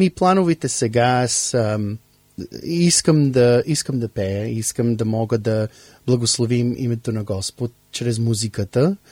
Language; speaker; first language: Bulgarian; early bilingual, heritage; English